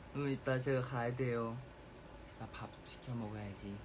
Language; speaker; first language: Korean; non-native, fluent; Thai